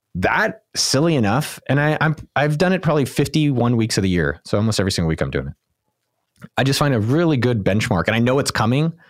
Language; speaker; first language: English; native; English